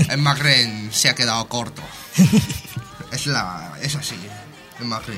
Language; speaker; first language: Spanish; non-native, fluent; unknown